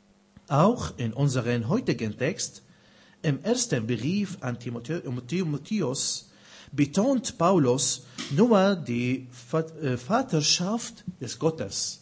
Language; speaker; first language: German; non-native, fluent; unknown